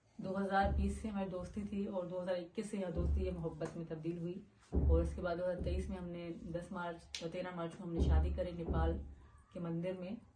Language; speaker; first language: Urdu; non-native, local second language; Sindhi